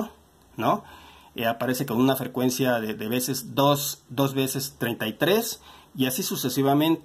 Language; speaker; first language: Spanish; native; Spanish